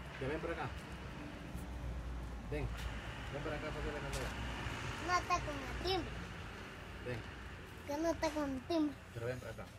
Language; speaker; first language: Spanish; native; Spanish